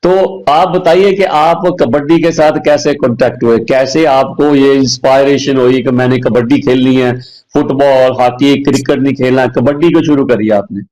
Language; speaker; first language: Hindi; non-native, local second language; Punjabi